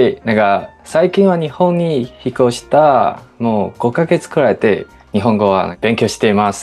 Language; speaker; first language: Japanese; non-native, learner; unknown